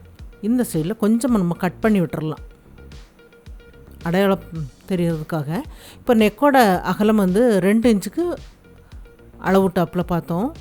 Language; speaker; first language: Tamil; native; Tamil